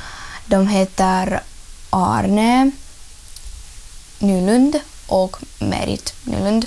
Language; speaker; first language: Swedish; non-native, learner; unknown